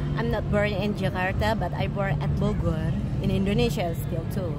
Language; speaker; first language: English; non-native, learner; Indonesian